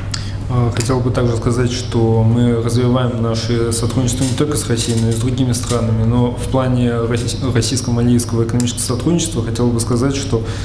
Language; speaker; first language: Russian; native; Russian